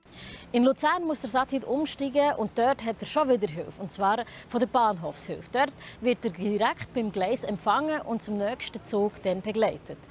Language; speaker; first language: German; native; German